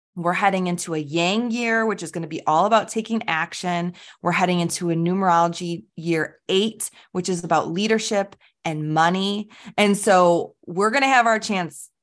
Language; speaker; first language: English; native; English